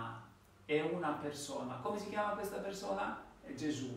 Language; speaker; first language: Italian; non-native, fluent; Polish